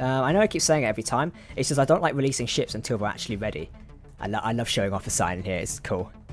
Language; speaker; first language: English; native; English